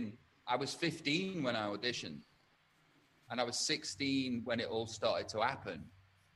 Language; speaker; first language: English; native; English